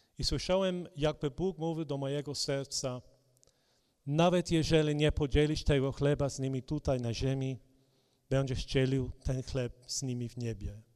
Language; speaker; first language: Polish; non-native, fluent; English